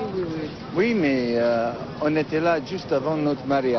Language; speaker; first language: French; non-native, fluent; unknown